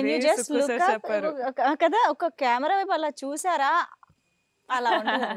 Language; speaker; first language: Telugu; native; Telugu